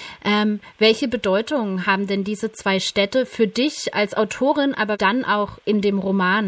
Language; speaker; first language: German; native; German